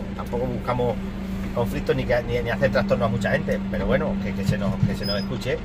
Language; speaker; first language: Spanish; native; Spanish